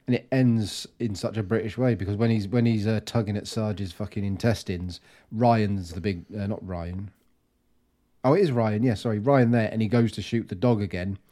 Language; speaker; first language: English; native; English